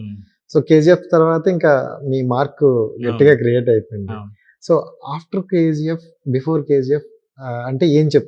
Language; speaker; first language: Telugu; native; Telugu